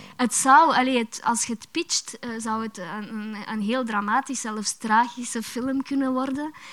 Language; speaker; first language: Dutch; early bilingual, other home language; Romanian